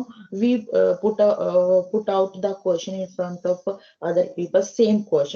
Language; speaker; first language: English; non-native, learner; Hindi